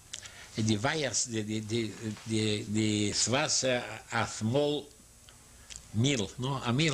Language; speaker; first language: English; non-native, learner; Yiddish